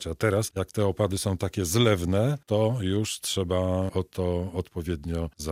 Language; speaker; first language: Polish; native; Polish